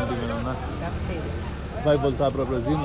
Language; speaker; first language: Portuguese; non-native, local second language; Arabic